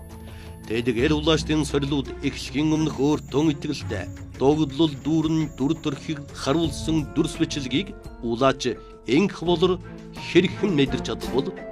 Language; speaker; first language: Mongolian; native; Mongolian